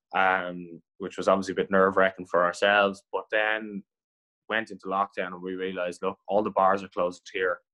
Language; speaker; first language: English; native; English